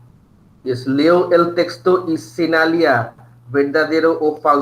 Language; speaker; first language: Spanish; non-native, fluent; Bangla